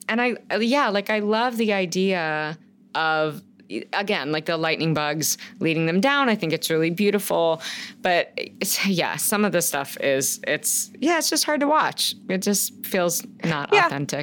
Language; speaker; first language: English; native; English